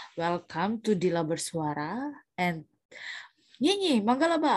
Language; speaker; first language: English; non-native, fluent; Indonesian